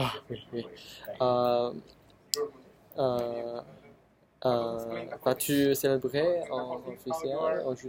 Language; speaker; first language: French; non-native, learner; Chinese